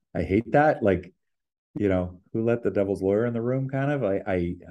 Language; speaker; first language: English; native; English